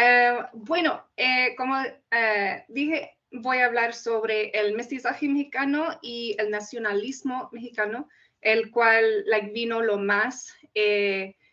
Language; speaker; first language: Spanish; non-native, fluent; English